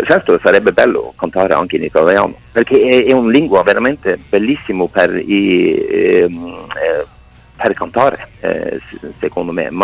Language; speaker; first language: Italian; non-native, fluent; Norwegian